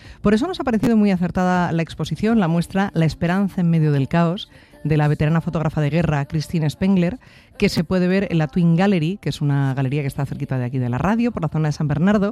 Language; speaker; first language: Spanish; native; Spanish